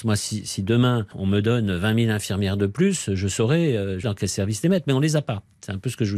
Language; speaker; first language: French; native; French